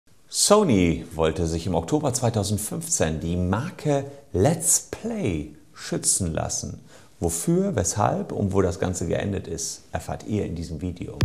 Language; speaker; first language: German; native; German